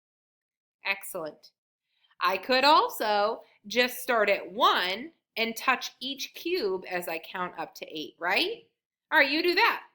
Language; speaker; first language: English; native; English